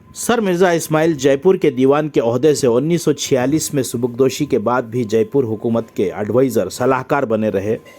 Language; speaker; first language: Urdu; native; Urdu